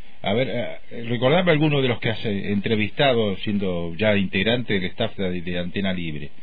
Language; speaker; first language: Spanish; native; Spanish